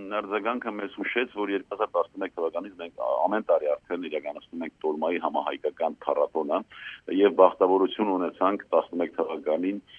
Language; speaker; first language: Armenian; native; Armenian